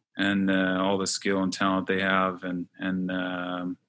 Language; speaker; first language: English; native; English